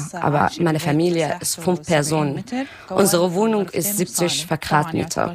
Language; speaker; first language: German; non-native, learner; Arabic